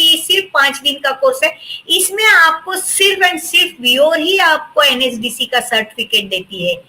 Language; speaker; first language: Hindi; non-native, local second language; Marathi